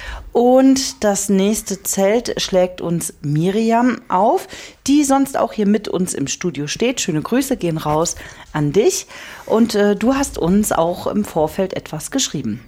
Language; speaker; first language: German; native; German